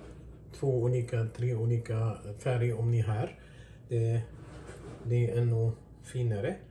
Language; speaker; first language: Swedish; non-native, learner; Arabic